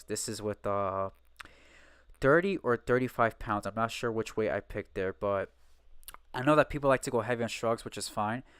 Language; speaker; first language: English; native; English